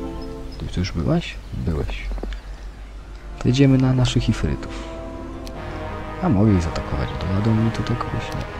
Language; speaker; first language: Polish; native; Polish